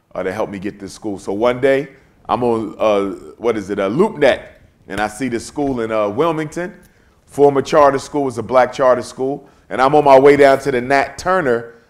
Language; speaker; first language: English; native; English